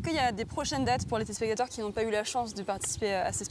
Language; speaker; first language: French; native; French